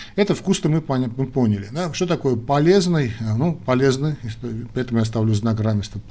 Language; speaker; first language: Russian; non-native, local second language; Armenian